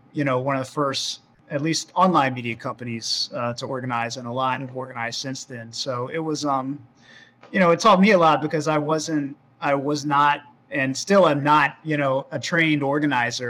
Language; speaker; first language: English; native; English